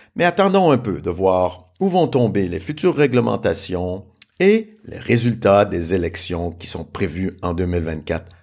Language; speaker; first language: French; native; French